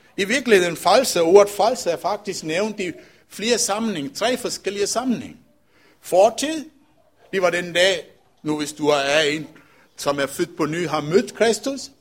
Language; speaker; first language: Danish; non-native, fluent; Tamil